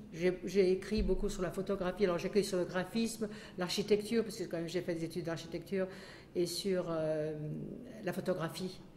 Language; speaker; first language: French; native; French